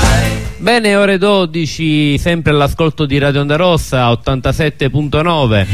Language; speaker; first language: Italian; native; Italian